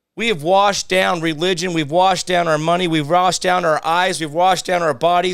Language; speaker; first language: English; native; English